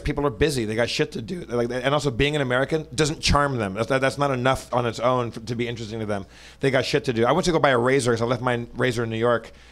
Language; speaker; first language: English; native; English